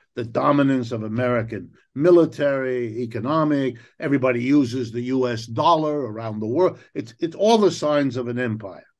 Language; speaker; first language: English; native; English